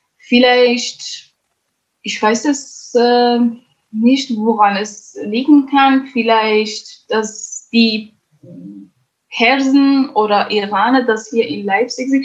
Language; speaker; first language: German; non-native, fluent; Kurdish